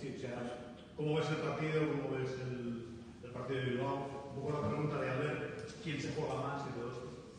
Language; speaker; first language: Spanish; native; Spanish